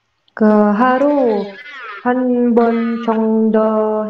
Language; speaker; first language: Korean; non-native, learner; Indonesian